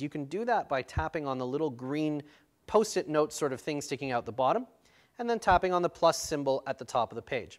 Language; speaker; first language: English; native; English